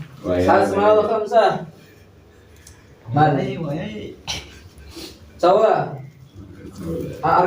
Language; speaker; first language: Arabic; non-native, fluent; Indonesian